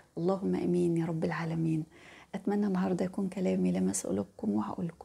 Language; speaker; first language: Arabic; native; Arabic